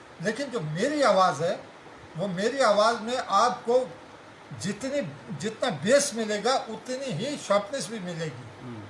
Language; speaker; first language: Urdu; non-native, local second language; Northern Hindko